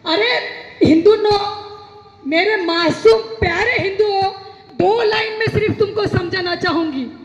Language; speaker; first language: Hindi; non-native, local second language; Marathi